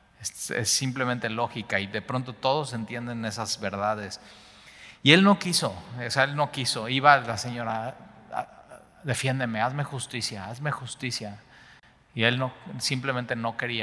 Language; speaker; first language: Spanish; native; Spanish